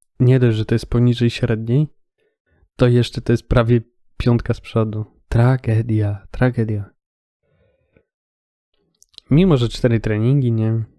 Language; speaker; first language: Polish; native; Polish